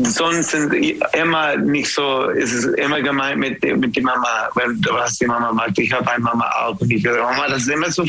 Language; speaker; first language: German; non-native, learner; English